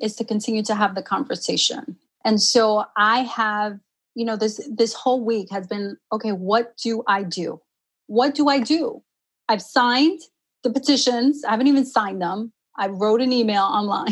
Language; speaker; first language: English; early bilingual, other home language; Spanish